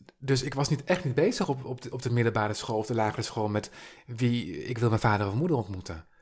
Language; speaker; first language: Dutch; native; Dutch